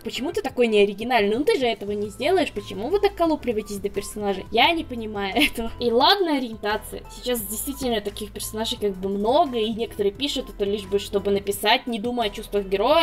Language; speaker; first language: Russian; native; Russian